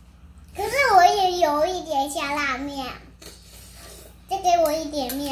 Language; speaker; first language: Chinese; early bilingual, heritage; Chinese